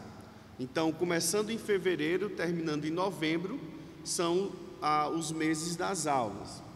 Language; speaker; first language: Portuguese; native; Portuguese